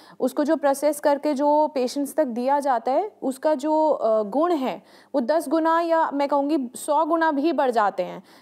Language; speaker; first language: Hindi; native; Hindi